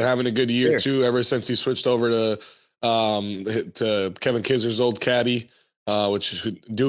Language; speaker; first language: English; native; English